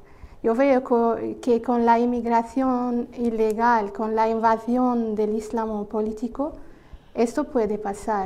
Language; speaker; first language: Spanish; non-native, fluent; Arabic